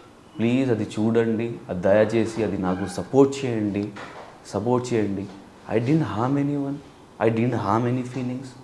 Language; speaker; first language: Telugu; non-native, learner; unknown